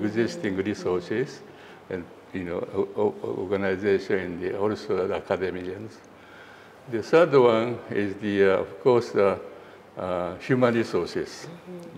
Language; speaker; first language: English; non-native, learner; Japanese